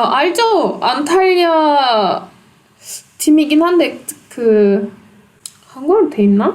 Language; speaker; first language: Korean; non-native, fluent; Turkish